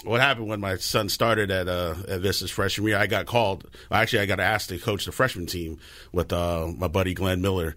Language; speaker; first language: English; native; English